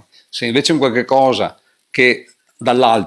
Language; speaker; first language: Italian; native; Italian